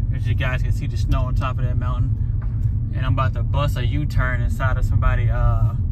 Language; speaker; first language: English; native; English